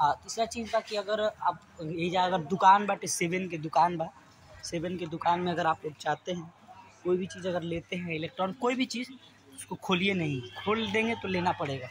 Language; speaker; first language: Hindi; non-native, local second language; Bhojpuri